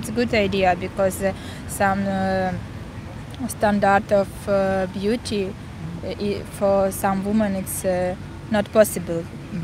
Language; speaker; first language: English; non-native, learner; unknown